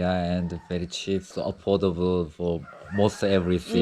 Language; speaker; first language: English; non-native, learner; Korean